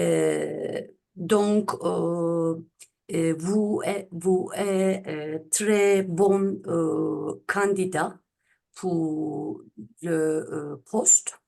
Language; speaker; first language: French; non-native, learner; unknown